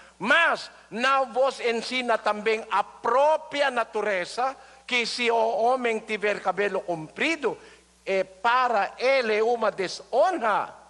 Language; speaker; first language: Portuguese; non-native, learner; Filipino